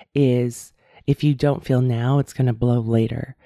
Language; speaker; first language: English; native; English